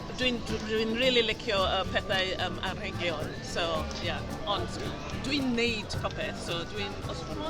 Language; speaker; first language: Welsh; non-native, learner; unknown